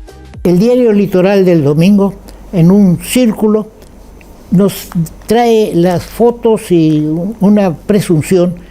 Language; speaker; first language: Spanish; native; Spanish